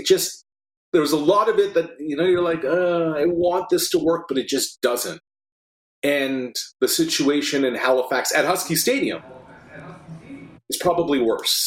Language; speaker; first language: English; native; English